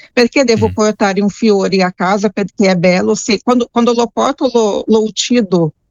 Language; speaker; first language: Italian; non-native, fluent; Portuguese